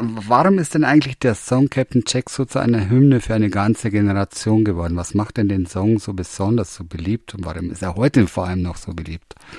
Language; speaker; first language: German; native; German